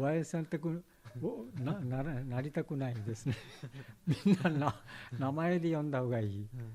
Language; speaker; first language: Japanese; non-native, learner; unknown